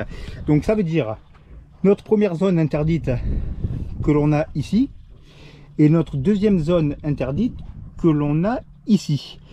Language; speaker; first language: French; native; French